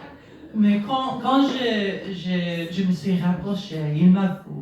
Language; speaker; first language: French; non-native, learner; English